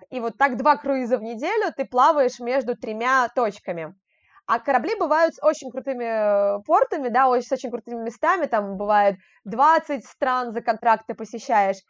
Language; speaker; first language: Russian; native; Russian